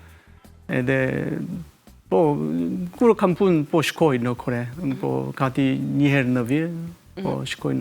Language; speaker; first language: Albanian; non-native, learner; Korean